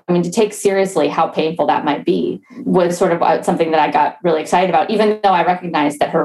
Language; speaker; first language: English; native; English